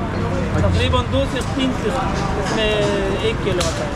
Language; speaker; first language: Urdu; non-native, local second language; Pashto